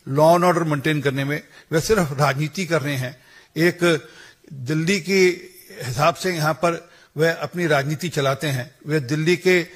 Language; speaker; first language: Hindi; non-native, local second language; Punjabi